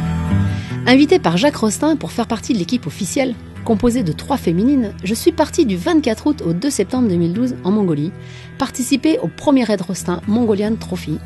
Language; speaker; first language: French; native; French